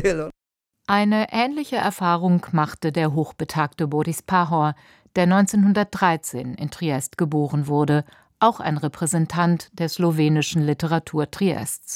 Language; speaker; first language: German; native; German